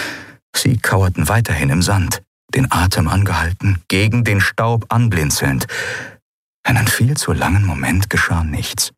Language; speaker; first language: German; native; German